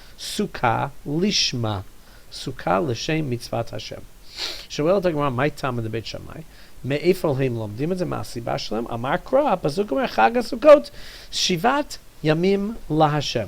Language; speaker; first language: Hebrew; non-native, fluent; English